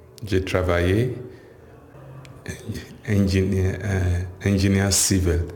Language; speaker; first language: French; non-native, learner; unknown